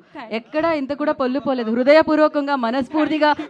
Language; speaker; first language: Telugu; native; Telugu